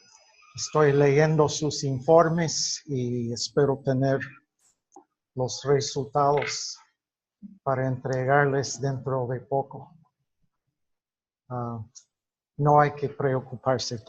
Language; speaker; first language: Spanish; non-native, fluent; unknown